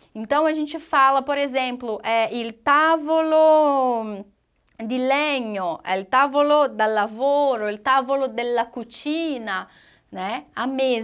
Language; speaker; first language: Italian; non-native, fluent; Portuguese